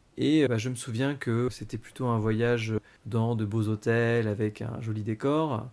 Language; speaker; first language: French; native; French